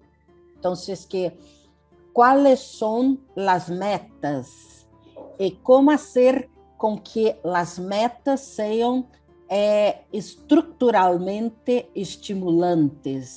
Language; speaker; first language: Spanish; non-native, learner; Portuguese